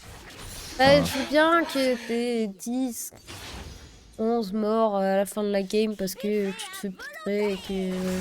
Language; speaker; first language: French; native; French